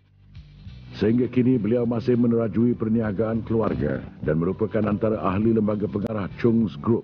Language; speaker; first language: Malay; native; Malay